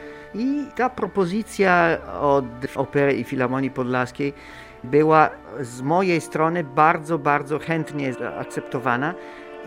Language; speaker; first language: Polish; non-native, learner; Italian